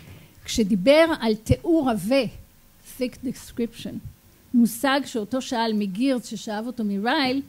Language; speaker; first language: Hebrew; native; Hebrew